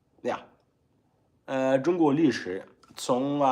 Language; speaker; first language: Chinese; non-native, learner; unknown